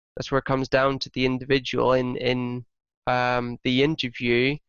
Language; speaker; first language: English; native; English